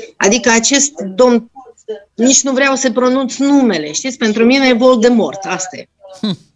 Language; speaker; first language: Romanian; non-native, fluent; Russian